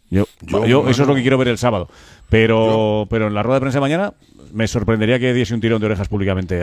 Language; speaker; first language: Spanish; native; Spanish